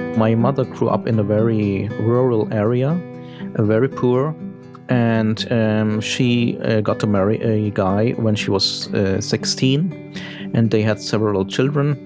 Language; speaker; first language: English; early bilingual, heritage; German